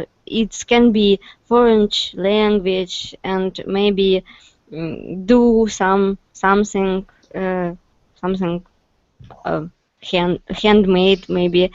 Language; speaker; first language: English; non-native, learner; Russian